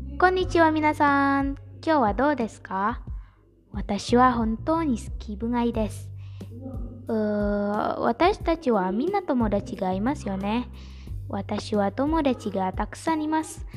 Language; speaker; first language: Japanese; non-native, learner; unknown